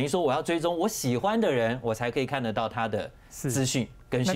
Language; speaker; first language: Chinese; native; Chinese